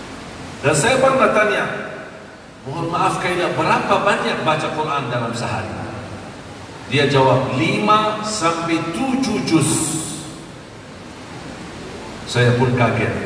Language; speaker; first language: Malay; non-native, fluent; Arabic